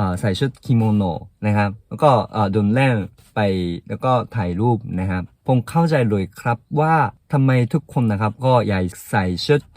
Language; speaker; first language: Thai; non-native, fluent; Japanese